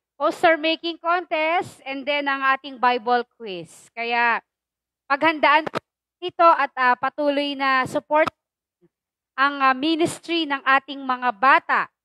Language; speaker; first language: Filipino; native; Filipino